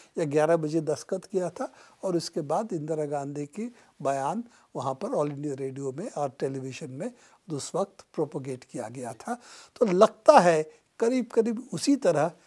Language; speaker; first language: Hindi; non-native, local second language; Bangla